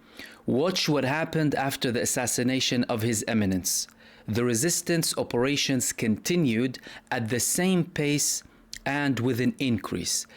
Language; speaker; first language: English; non-native, fluent; Arabic